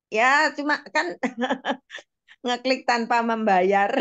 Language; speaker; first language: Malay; non-native, local second language; Javanese